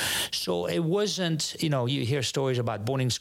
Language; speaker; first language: English; non-native, fluent; French